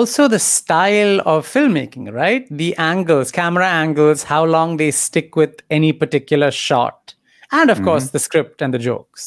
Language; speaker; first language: English; non-native, local second language; Tamil